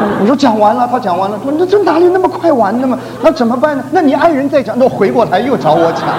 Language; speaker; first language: Chinese; native; Chinese